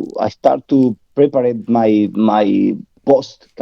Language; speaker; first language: English; non-native, learner; Spanish